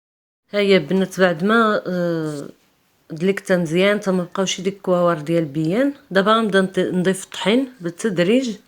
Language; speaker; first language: Arabic; native; Arabic